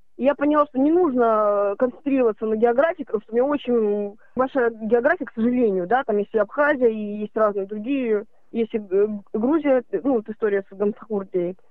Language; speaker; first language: Russian; native; Russian